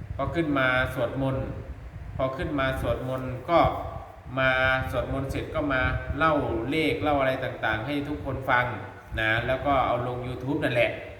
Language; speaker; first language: Thai; non-native, local second language; Northeastern Thai